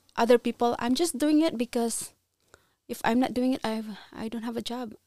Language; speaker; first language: English; non-native, local second language; Cebuano